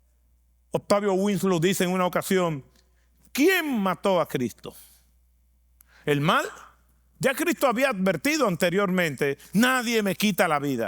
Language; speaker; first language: Spanish; native; Spanish